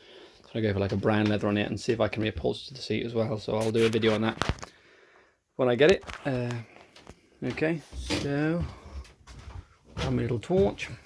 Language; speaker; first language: English; native; English